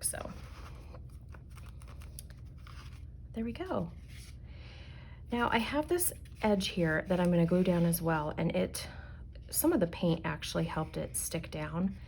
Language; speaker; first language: English; native; English